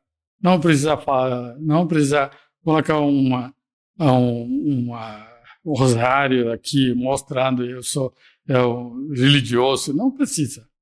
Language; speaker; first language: Portuguese; non-native, fluent; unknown